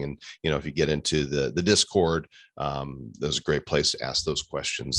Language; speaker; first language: English; native; English